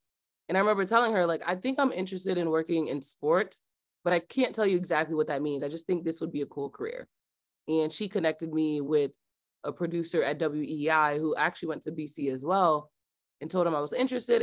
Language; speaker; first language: English; native; English